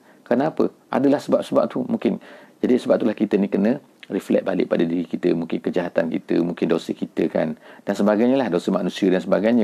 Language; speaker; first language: Malay; native; Malay